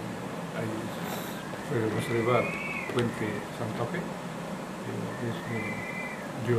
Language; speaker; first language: Spanish; non-native, learner; Japanese